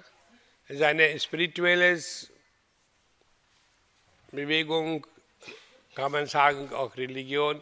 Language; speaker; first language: German; non-native, fluent; Hindi